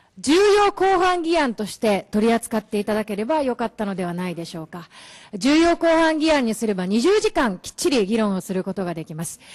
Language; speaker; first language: Japanese; native; Japanese